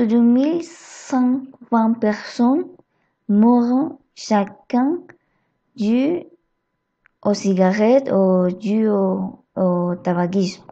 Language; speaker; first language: French; non-native, learner; Spanish